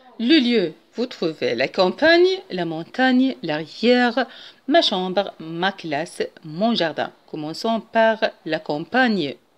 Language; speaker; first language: French; non-native, local second language; Arabic